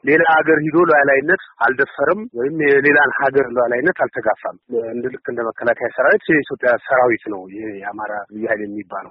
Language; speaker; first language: Amharic; native; Amharic